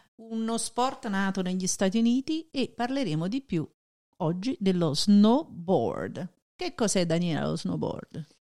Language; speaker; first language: Italian; native; Italian